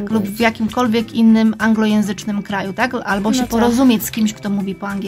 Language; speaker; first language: Polish; native; Polish